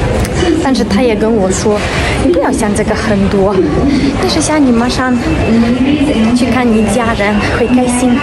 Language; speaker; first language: Chinese; non-native, learner; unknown